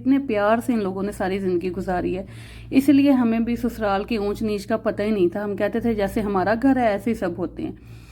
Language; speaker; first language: Urdu; non-native, local second language; Punjabi